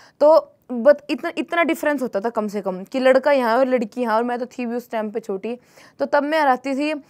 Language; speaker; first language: Hindi; native; Hindi